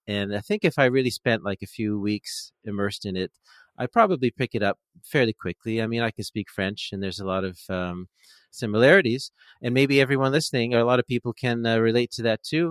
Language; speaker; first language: English; native; English